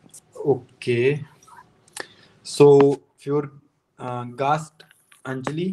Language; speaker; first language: English; non-native, local second language; Hindi